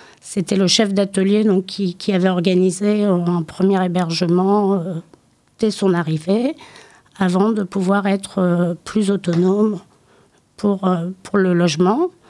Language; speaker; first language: French; early bilingual, other home language; Turkish